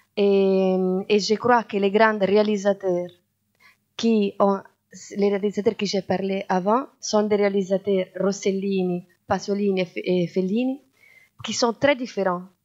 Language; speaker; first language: French; non-native, fluent; Italian